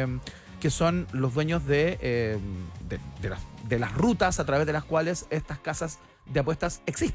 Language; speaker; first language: Spanish; native; Spanish